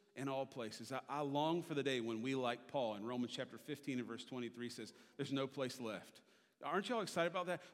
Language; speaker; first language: English; native; English